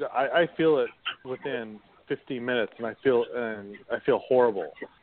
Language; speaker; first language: English; native; English